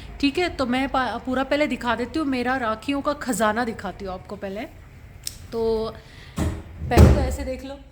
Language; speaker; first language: Hindi; non-native, local second language; Marathi